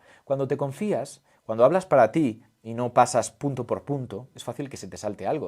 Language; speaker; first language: Spanish; native; Spanish